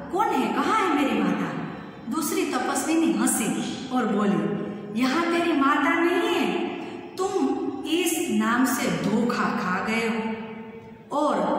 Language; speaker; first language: Hindi; non-native, local second language; Gujarati